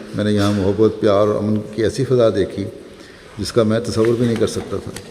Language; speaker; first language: Urdu; native; Urdu